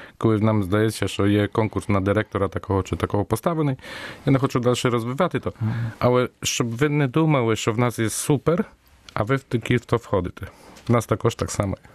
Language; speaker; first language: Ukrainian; early bilingual, heritage; Ukrainian